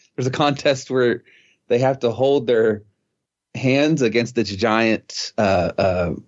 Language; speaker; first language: English; native; English